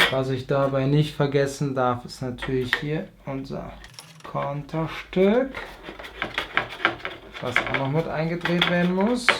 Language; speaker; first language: German; native; German